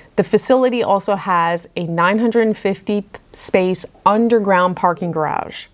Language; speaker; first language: English; native; English